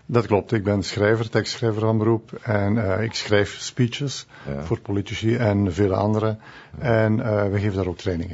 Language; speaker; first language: Dutch; native; Dutch